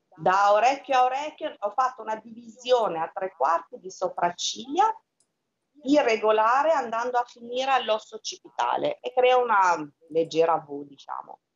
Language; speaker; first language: Italian; early bilingual, other home language; Albanian